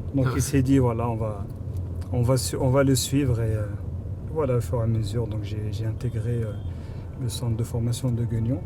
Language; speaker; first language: French; early bilingual, other home language; Arabic